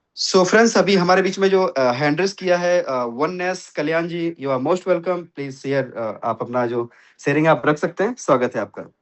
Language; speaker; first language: Hindi; native; Hindi